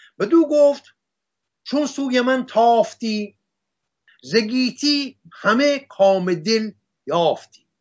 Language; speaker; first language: Persian; non-native, local second language; Assyrian Neo-Aramaic